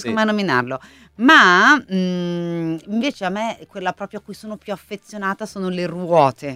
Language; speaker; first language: Italian; native; Italian